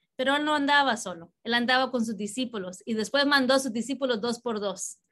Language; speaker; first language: Spanish; early bilingual, heritage; Spanish